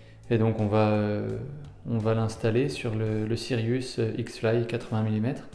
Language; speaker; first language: French; native; French